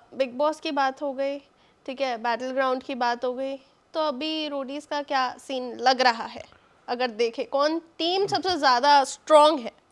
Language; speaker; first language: Hindi; native; Hindi